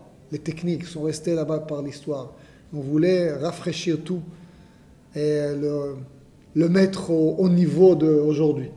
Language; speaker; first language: French; non-native, fluent; Hebrew